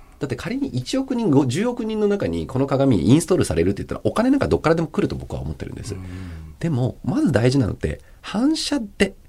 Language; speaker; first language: Japanese; early bilingual, other home language; Chinese